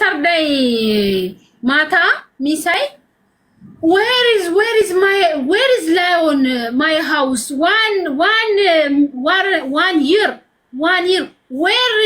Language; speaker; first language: English; non-native, learner; Amharic